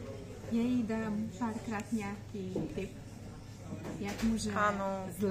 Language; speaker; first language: Czech; non-native, learner; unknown